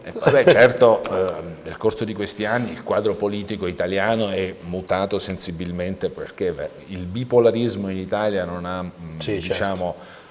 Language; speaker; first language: Italian; native; Italian